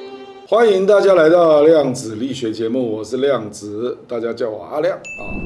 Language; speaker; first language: Chinese; native; Chinese